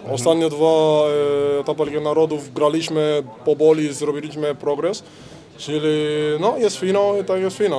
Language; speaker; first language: Polish; non-native, learner; Spanish